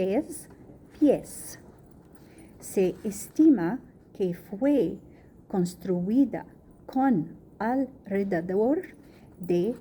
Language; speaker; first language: Spanish; non-native, learner; Arabic